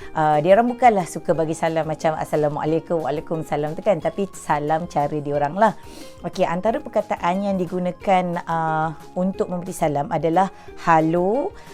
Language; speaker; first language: Malay; native; Malay